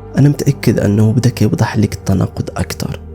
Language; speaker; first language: Arabic; native; Arabic